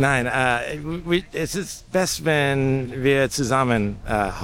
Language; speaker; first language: German; non-native, learner; English